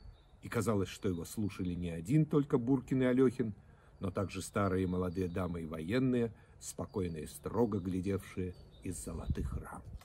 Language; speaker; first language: Russian; native; Russian